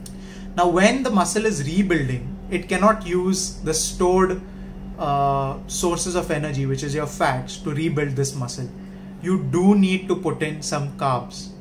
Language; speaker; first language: English; non-native, local second language; Hindi